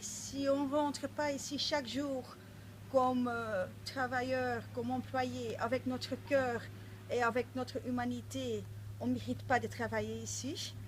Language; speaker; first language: French; non-native, local second language; Dutch